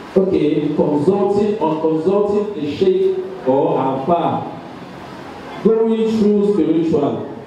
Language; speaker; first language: English; non-native, local second language; Yoruba